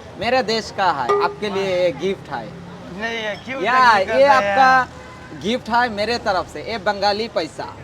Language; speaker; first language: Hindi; non-native, learner; Bangla